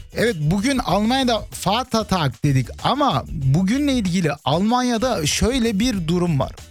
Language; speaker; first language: Turkish; early bilingual, heritage; Turkish